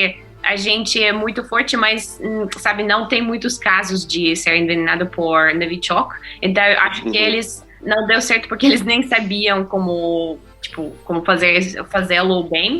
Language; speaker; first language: Portuguese; non-native, fluent; Russian